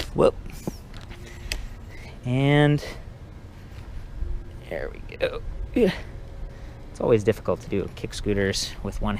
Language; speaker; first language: English; native; English